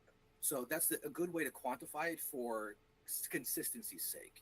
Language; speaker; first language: English; native; English